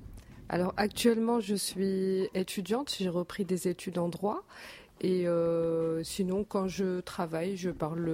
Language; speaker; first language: French; non-native, local second language; Arabic